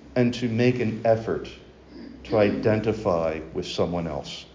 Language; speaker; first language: English; native; English